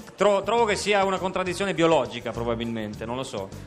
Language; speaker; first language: Italian; non-native, fluent; Albanian